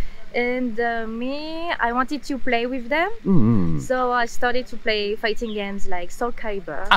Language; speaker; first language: English; non-native, fluent; French